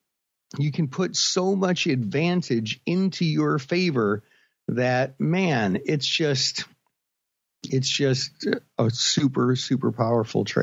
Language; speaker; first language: English; native; English